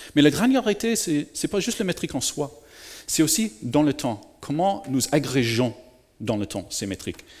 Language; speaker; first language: French; native; French